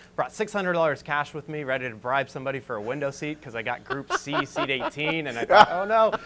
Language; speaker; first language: English; native; English